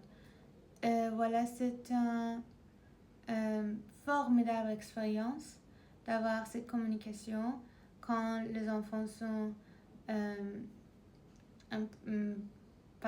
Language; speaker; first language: French; non-native, learner; Persian